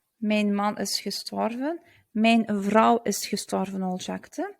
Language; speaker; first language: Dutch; non-native, fluent; Turkish